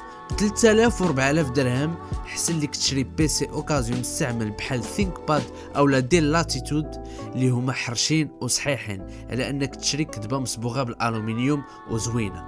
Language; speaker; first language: Arabic; native; Arabic